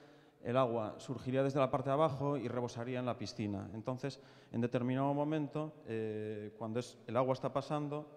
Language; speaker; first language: Spanish; native; Spanish